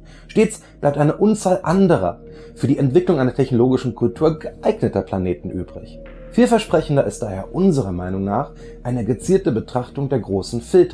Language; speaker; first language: German; native; German